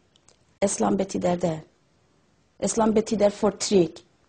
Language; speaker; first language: Swedish; non-native, learner; Persian